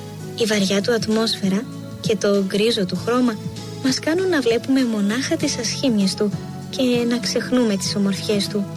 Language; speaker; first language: Greek; native; Greek